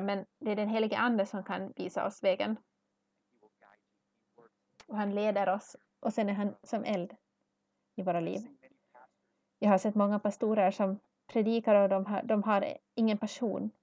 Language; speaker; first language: Swedish; non-native, learner; English